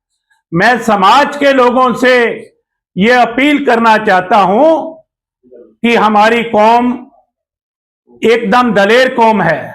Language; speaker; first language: Hindi; non-native, local second language; Punjabi